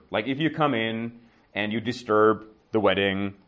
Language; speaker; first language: English; non-native, fluent; Czech